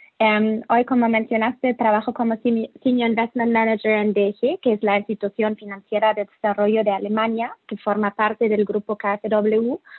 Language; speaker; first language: Spanish; non-native, fluent; German